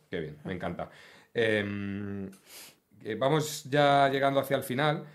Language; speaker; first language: Spanish; native; Spanish